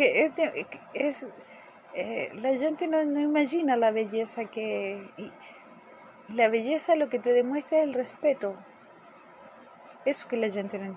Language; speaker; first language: Portuguese; non-native, fluent; Spanish